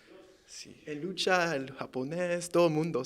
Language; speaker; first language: Spanish; early bilingual, heritage; English